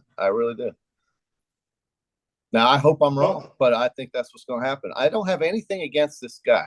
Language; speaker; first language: English; native; English